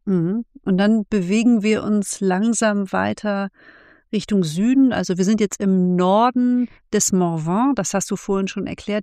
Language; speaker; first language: German; native; German